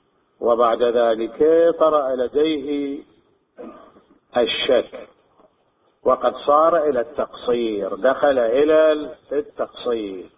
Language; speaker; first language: Arabic; native; Arabic